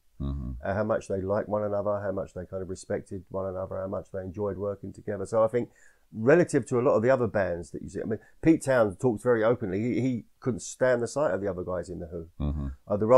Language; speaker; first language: English; native; English